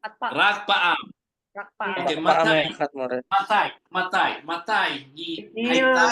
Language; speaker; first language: Hebrew; non-native, fluent; Indonesian